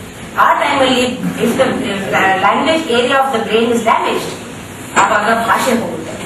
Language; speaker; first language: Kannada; non-native, local second language; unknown